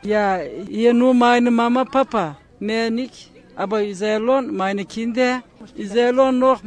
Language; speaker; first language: German; non-native, learner; Turkish